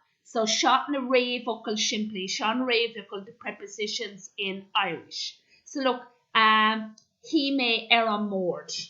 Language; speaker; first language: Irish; non-native, local second language; English